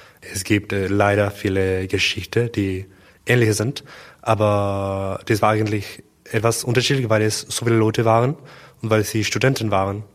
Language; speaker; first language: German; non-native, learner; Spanish